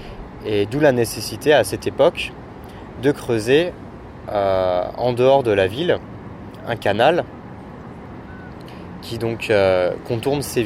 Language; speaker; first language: French; native; French